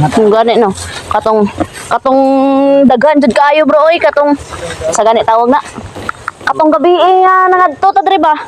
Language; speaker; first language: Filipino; non-native, local second language; Cebuano